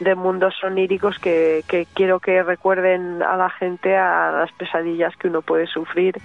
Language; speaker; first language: Spanish; native; Spanish